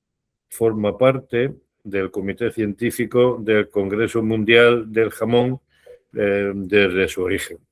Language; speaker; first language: Spanish; native; Spanish